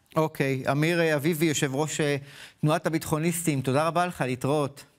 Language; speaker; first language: Hebrew; native; Hebrew